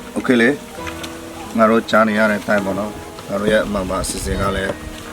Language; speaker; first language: Burmese; non-native, local second language; Western Kayah